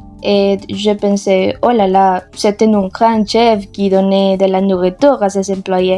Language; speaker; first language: French; non-native, learner; Spanish